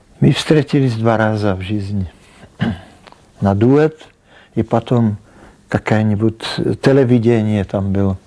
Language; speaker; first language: Ukrainian; non-native, learner; Czech